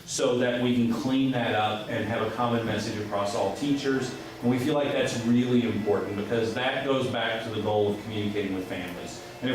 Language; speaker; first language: English; native; English